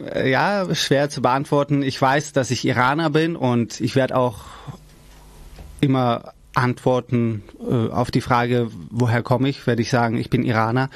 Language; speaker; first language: German; early bilingual, other home language; Persian